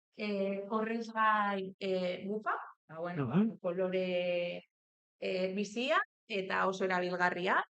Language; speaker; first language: Basque; native; Basque